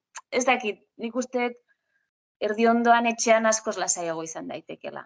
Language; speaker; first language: Basque; non-native, local second language; Spanish